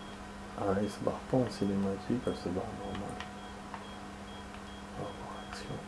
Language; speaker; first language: French; native; French